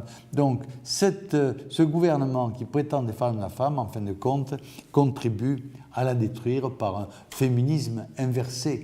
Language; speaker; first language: French; native; French